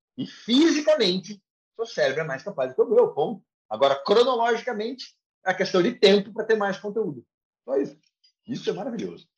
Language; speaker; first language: Portuguese; native; Portuguese